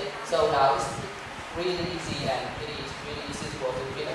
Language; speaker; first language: English; non-native, learner; Vietnamese